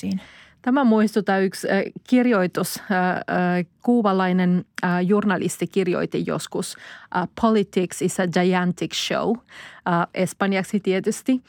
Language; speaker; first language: Finnish; non-native, fluent; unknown